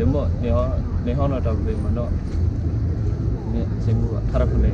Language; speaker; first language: Japanese; non-native, learner; Balinese